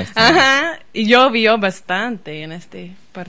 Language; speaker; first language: Spanish; non-native, learner; English